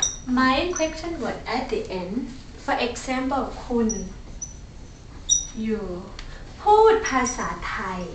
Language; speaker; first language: English; non-native, learner; Thai